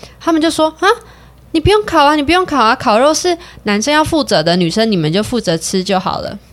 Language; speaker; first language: Chinese; native; Chinese